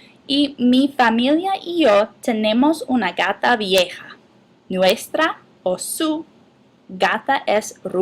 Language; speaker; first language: Spanish; non-native, fluent; English